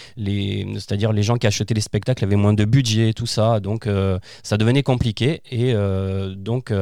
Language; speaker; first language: French; native; French